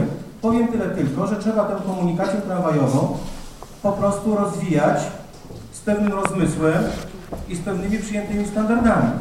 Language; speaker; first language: Polish; native; Polish